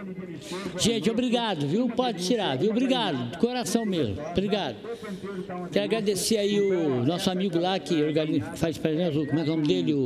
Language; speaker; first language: Portuguese; native; Portuguese